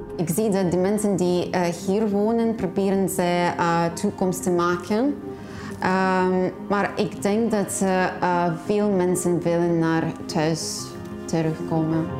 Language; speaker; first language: Dutch; non-native, learner; Ukrainian